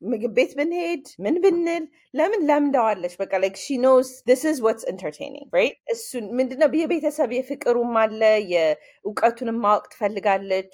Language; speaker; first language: Amharic; early bilingual, heritage; Amharic